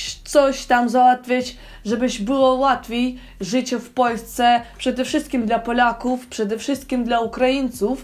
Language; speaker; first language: Polish; non-native, learner; Ukrainian